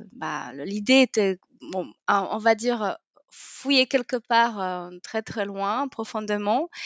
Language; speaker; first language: French; non-native, fluent; Polish